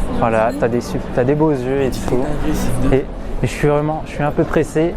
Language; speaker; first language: French; native; French